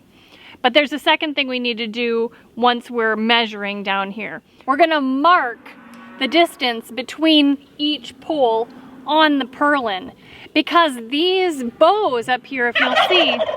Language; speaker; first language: English; native; English